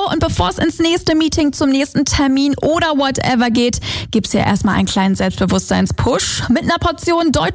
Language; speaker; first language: German; native; German